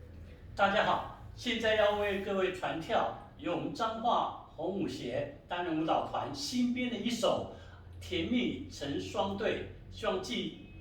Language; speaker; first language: Chinese; native; Chinese